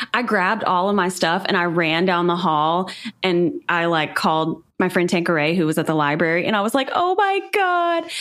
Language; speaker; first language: English; native; English